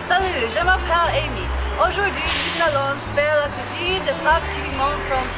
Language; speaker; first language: French; non-native, learner; English